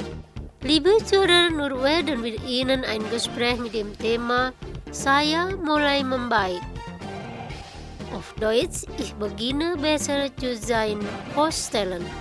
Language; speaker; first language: German; non-native, learner; Indonesian